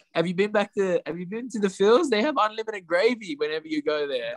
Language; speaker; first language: English; native; English